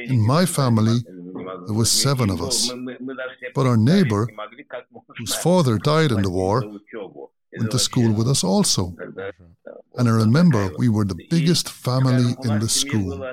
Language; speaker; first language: English; non-native, fluent; Azerbaijani